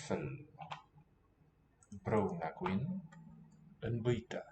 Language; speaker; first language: Welsh; non-native, learner; English